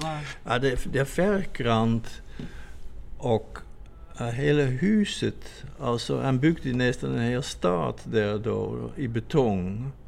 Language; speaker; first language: Swedish; non-native, fluent; Dutch